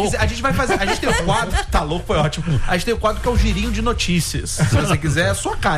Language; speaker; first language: Portuguese; native; Portuguese